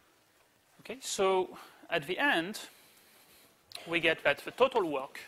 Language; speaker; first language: English; native; English